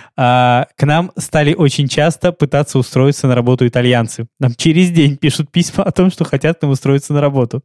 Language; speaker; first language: Russian; native; Russian